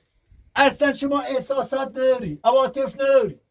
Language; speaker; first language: Persian; non-native, local second language; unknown